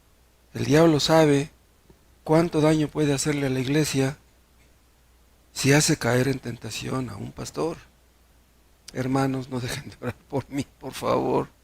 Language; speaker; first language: Spanish; native; Spanish